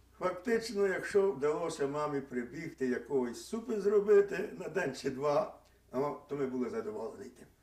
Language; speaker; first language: Ukrainian; native; Ukrainian